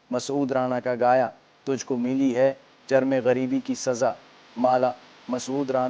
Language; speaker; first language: Urdu; native; Urdu